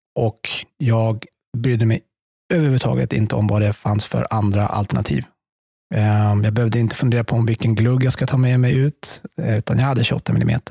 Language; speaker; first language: Swedish; early bilingual, other home language; Persian